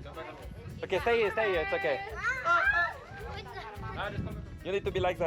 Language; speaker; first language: English; non-native, learner; French